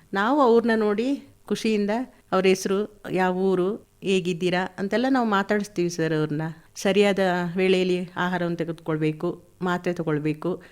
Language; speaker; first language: Kannada; non-native, local second language; Malayalam